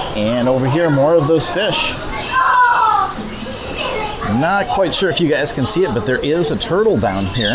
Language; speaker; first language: English; native; English